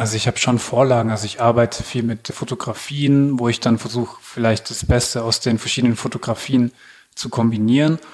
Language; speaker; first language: German; native; German